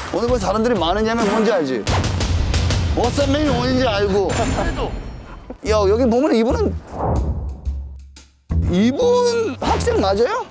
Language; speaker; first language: Korean; early bilingual, heritage; Korean